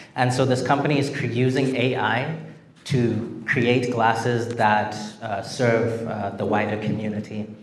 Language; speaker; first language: English; non-native, local second language; Shona